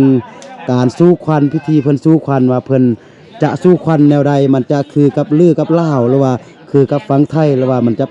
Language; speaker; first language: Thai; non-native, local second language; Lao